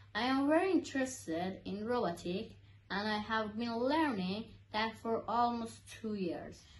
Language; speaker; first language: English; non-native, learner; Persian